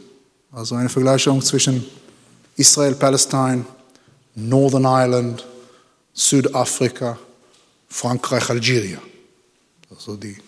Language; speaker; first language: German; non-native, learner; Hebrew